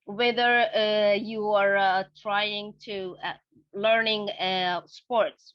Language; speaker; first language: English; non-native, fluent; Arabic